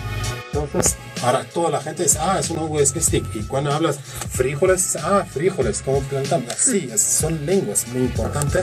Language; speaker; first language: Spanish; non-native, learner; Kurdish